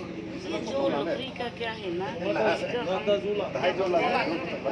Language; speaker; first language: Hindi; non-native, local second language; Bodo